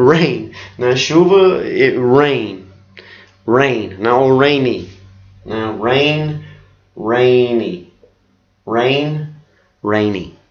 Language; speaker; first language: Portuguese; non-native, fluent; English